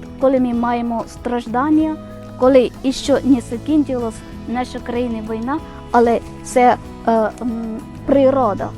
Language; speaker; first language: Ukrainian; non-native, fluent; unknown